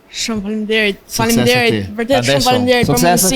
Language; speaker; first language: Albanian; early bilingual, heritage; Albanian